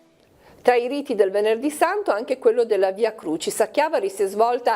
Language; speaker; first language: Italian; native; Italian